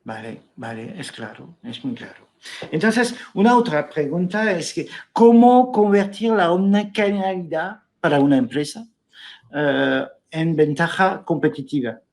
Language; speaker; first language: Spanish; non-native, fluent; French